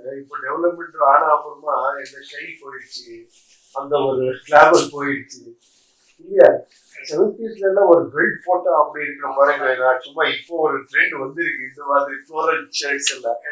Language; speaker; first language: Tamil; non-native, learner; Kannada